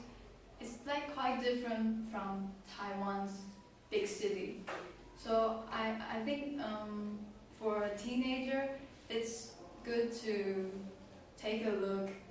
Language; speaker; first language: English; non-native, learner; Chinese